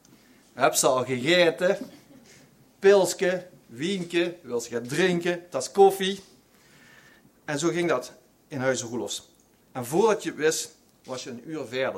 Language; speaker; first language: Dutch; native; Dutch